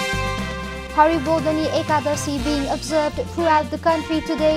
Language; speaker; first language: English; non-native, local second language; Nepali